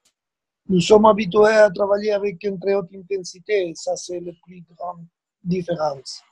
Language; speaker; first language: French; non-native, fluent; Spanish